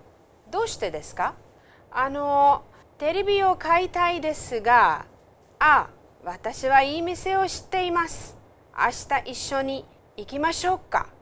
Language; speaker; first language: Japanese; non-native, fluent; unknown